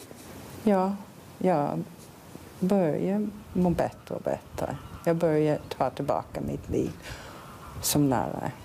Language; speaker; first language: Swedish; non-native, fluent; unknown